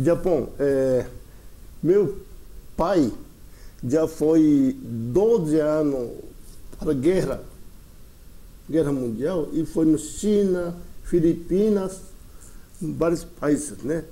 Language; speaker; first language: Portuguese; early bilingual, other home language; Japanese